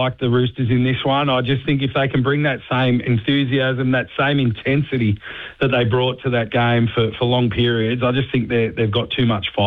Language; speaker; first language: English; native; English